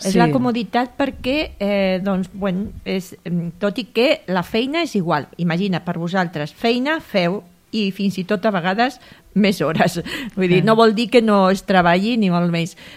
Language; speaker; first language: Catalan; native; Catalan